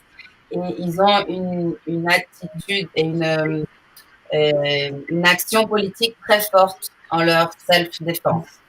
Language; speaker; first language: French; non-native, fluent; Portuguese